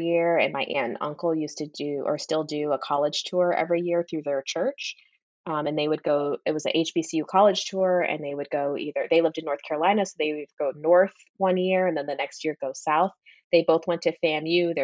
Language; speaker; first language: English; native; English